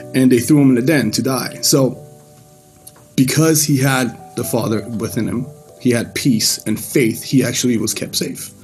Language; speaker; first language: English; early bilingual, other home language; Persian